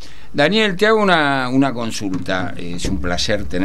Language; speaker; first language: Spanish; native; Spanish